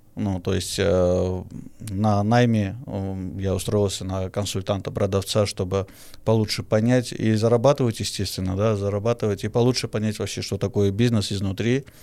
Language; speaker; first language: Russian; non-native, fluent; Armenian